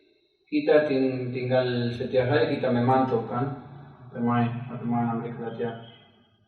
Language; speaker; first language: Indonesian; non-native, fluent; Spanish